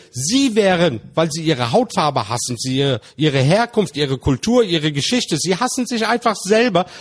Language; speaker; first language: German; early bilingual, other home language; Turkish